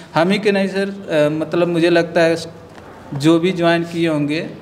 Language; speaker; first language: Hindi; native; Hindi